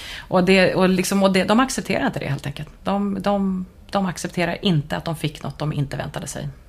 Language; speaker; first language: Swedish; native; Swedish